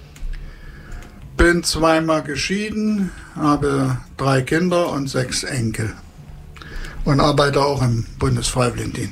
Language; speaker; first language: German; native; German